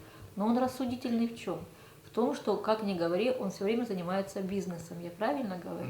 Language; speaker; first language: Russian; native; Russian